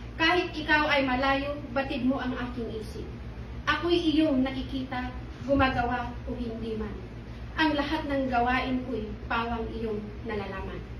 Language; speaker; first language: Filipino; non-native, local second language; Iloko